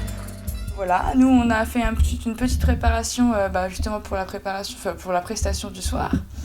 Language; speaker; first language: French; native; French